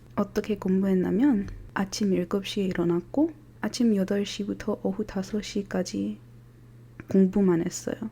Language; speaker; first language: Korean; non-native, fluent; English